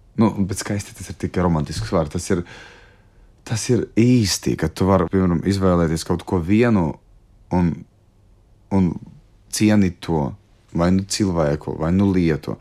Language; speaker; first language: Latvian; non-native, local second language; Russian